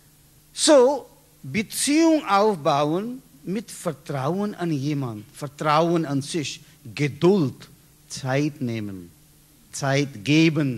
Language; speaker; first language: German; non-native, learner; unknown